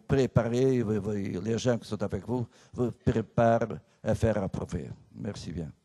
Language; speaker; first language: French; non-native, fluent; Portuguese